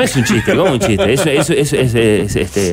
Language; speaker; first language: Spanish; native; Spanish